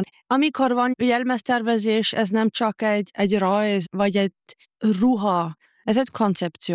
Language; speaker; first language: Hungarian; non-native, fluent; Japanese